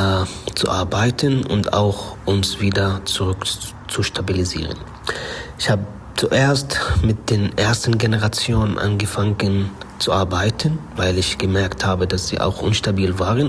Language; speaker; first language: German; non-native, learner; Arabic